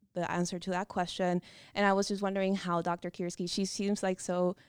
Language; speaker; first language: English; non-native, fluent; Spanish